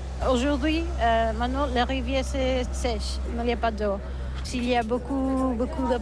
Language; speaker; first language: French; non-native, learner; Catalan